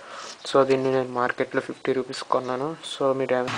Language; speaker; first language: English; non-native, learner; Telugu